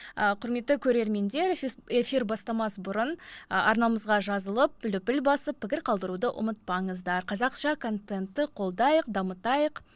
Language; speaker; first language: Kazakh; native; Kazakh